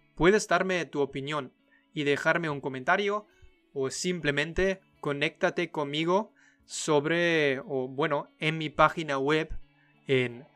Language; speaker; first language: Spanish; non-native, fluent; German